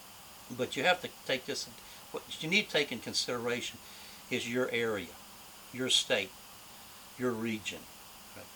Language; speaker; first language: English; native; English